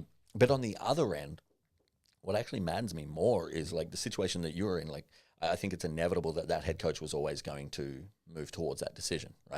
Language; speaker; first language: English; native; English